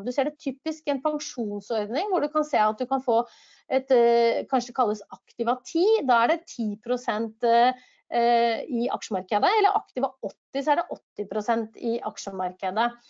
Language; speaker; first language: Norwegian; native; Norwegian